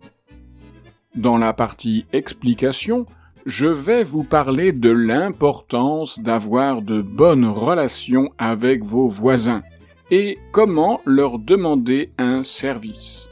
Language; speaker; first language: French; native; French